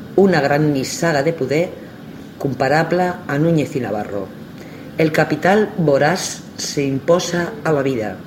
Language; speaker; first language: Catalan; native; Catalan